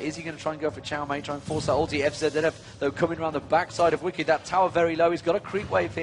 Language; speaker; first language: English; native; English